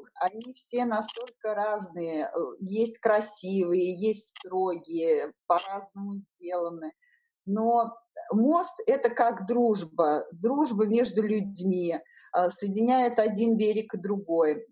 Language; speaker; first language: Russian; native; Russian